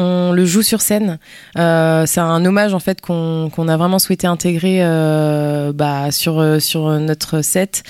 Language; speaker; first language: French; early bilingual, other home language; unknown